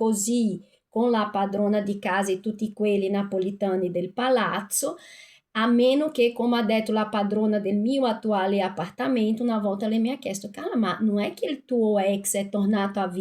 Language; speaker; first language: Italian; non-native, fluent; Portuguese